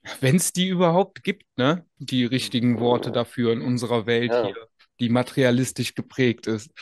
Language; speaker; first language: German; native; German